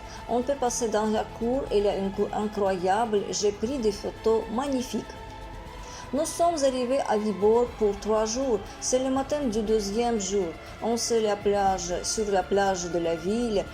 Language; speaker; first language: French; non-native, fluent; Russian